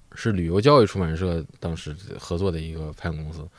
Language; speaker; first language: Chinese; native; Chinese